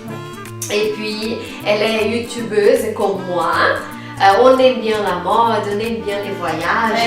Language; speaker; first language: French; non-native, fluent; Portuguese